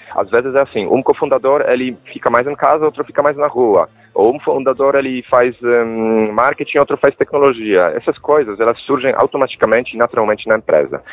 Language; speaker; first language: Portuguese; non-native, fluent; Polish